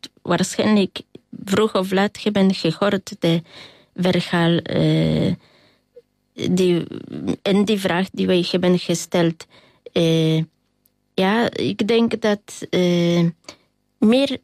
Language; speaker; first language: Dutch; non-native, fluent; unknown